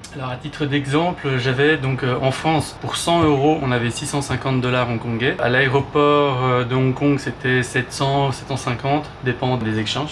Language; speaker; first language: French; native; French